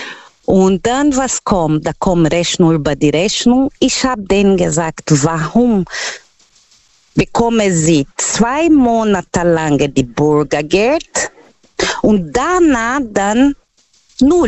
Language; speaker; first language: German; non-native, learner; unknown